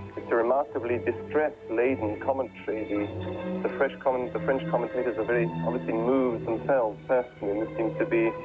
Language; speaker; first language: English; native; English